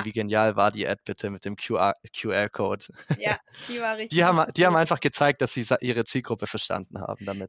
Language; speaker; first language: German; native; German